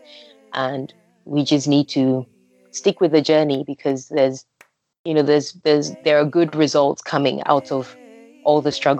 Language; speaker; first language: English; non-native, local second language; Akan